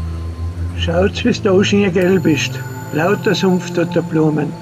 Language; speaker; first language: German; native; German